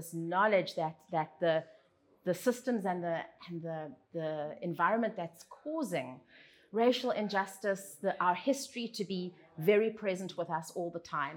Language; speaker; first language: English; native; English